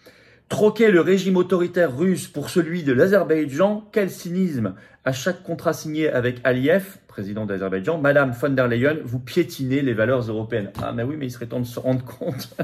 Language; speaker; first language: French; native; French